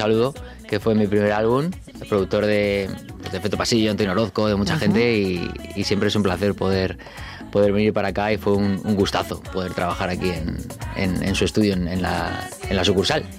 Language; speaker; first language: Spanish; native; Spanish